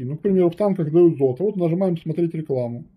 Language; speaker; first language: Russian; native; Russian